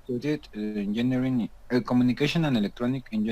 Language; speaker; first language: English; non-native, learner; Spanish